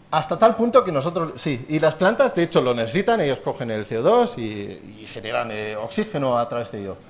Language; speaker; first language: Spanish; non-native, fluent; Danish